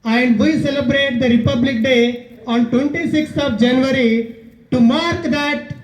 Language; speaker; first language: English; non-native, local second language; Telugu